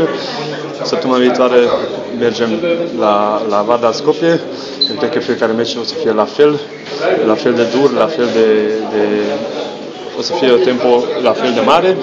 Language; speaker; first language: Romanian; non-native, local second language; Hungarian